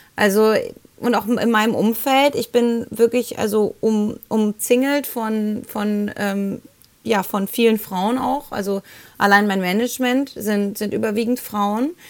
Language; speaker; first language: German; early bilingual, other home language; Spanish